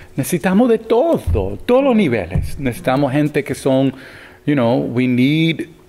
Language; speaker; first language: Spanish; early bilingual, heritage; Spanish